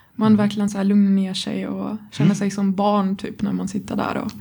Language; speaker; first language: Swedish; non-native, fluent; Arabic